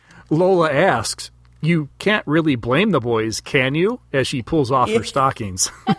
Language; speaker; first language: English; native; English